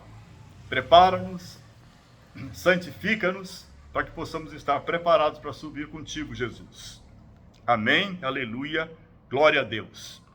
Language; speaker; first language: Portuguese; native; Portuguese